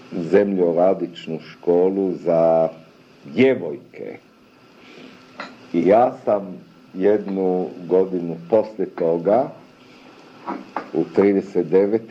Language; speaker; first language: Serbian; early bilingual, other home language; German